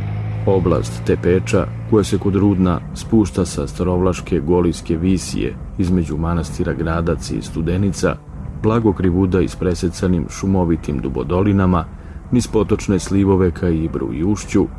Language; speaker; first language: Bosnian; native; Bosnian